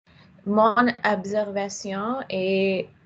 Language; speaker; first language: French; non-native, learner; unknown